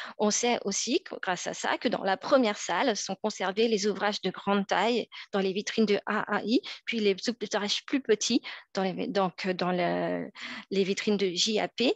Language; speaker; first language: French; native; French